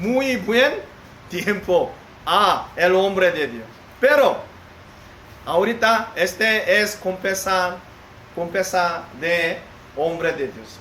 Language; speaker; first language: Spanish; non-native, learner; Korean